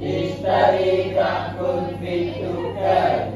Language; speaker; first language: Arabic; non-native, learner; Malay